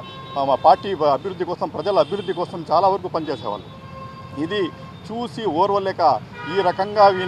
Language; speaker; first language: Telugu; native; Telugu